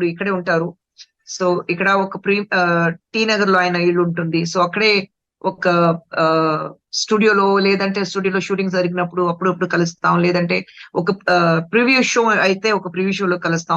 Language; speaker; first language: Telugu; non-native, fluent; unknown